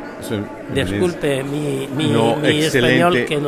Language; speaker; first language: Spanish; non-native, fluent; Italian